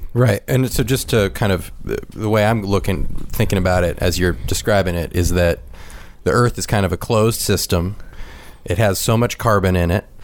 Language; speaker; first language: English; native; English